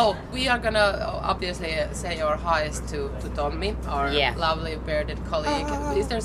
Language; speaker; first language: English; non-native, fluent; Finnish